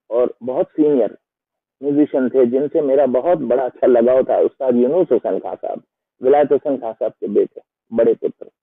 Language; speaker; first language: Hindi; non-native, local second language; Bangla